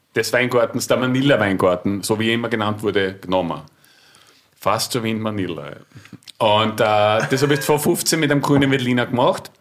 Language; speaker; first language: German; native; German